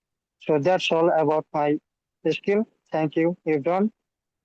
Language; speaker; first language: English; non-native, learner; Bangla